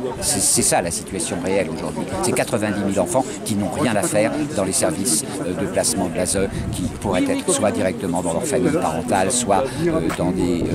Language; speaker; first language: French; native; French